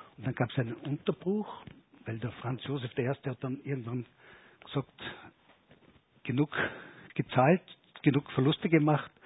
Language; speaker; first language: German; native; German